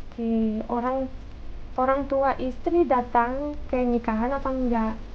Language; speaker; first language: Indonesian; non-native, fluent; Russian